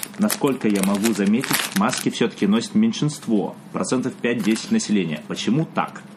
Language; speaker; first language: Russian; native; Russian